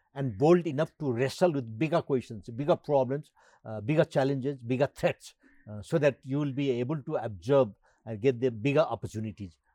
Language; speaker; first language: English; non-native, local second language; Nepali